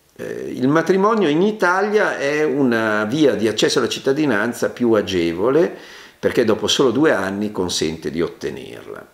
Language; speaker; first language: Italian; native; Italian